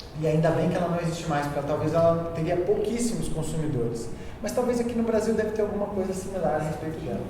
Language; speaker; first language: Portuguese; native; Portuguese